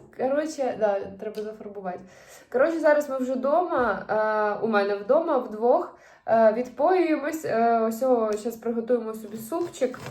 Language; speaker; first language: Ukrainian; native; Ukrainian